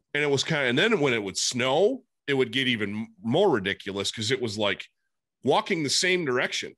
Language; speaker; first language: English; native; English